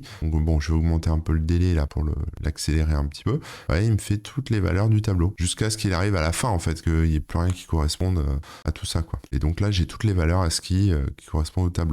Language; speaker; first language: French; native; French